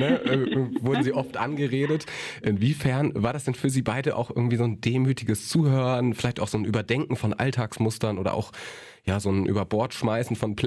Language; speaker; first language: German; native; German